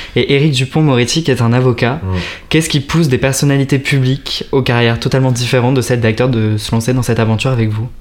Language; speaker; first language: French; native; French